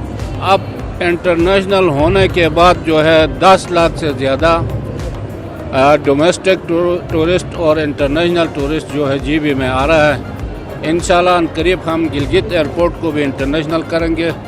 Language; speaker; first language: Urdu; non-native, local second language; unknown